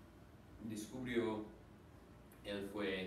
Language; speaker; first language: Spanish; non-native, learner; English